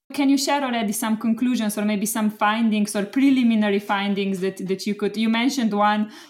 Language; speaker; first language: English; non-native, fluent; Slovenian